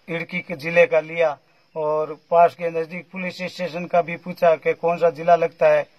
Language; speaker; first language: Hindi; native; Hindi